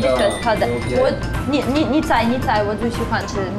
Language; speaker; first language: Chinese; non-native, fluent; Russian